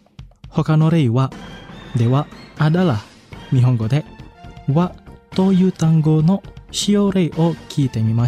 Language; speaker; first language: Japanese; non-native, fluent; Indonesian